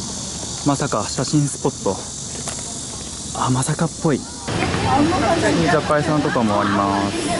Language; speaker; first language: Japanese; native; Japanese